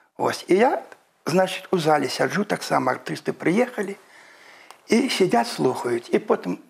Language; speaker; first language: Belarusian; native; Belarusian